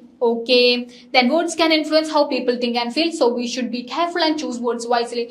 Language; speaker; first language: English; non-native, local second language; Malayalam